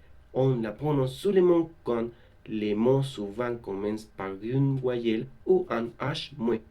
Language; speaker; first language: French; non-native, learner; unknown